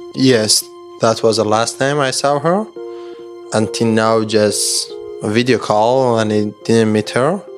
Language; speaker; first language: English; non-native, learner; Persian